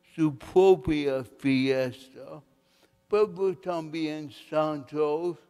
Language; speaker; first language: Spanish; non-native, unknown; English